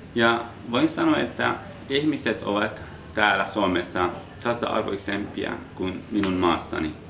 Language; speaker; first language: Finnish; non-native, fluent; Persian